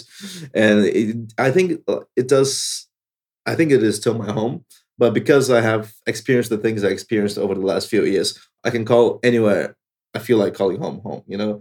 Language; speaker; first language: English; non-native, fluent; Portuguese